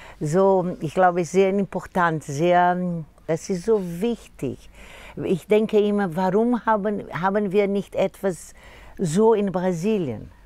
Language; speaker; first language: German; non-native, learner; Portuguese